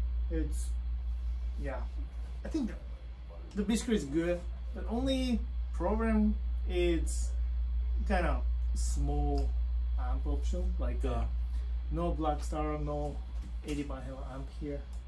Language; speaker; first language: English; non-native, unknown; Japanese